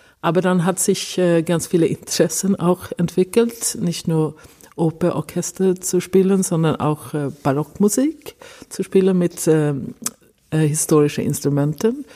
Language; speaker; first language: German; non-native, fluent; Swedish